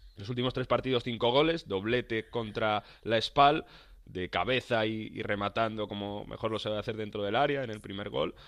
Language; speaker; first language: Spanish; native; Spanish